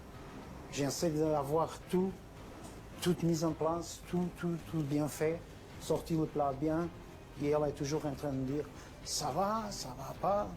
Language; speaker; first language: French; non-native, fluent; Portuguese